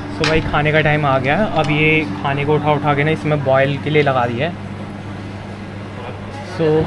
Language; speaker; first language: Hindi; native; Hindi